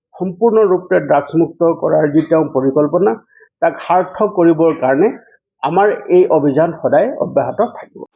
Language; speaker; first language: Assamese; native; Assamese